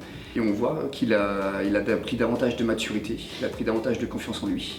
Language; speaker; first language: French; native; French